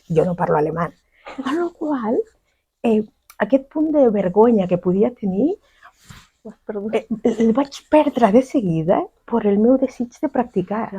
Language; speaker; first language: Catalan; non-native, fluent; Spanish